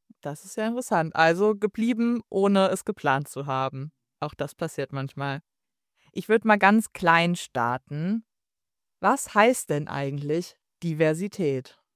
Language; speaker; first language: German; native; German